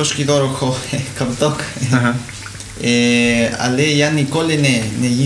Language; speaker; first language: Ukrainian; non-native, learner; Spanish